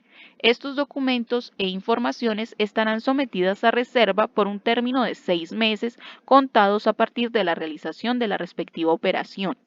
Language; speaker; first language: Spanish; native; Spanish